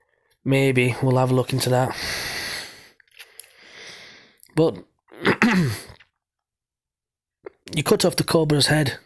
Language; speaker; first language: English; native; English